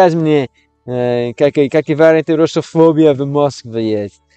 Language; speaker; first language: Russian; non-native, learner; English